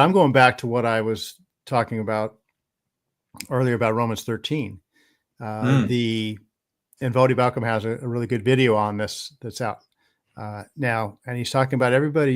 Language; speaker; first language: English; native; English